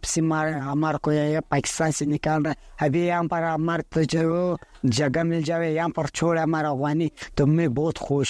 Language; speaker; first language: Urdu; early bilingual, heritage; Pashto